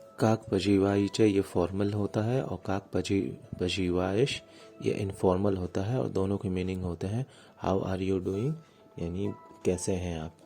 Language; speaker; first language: Hindi; native; Hindi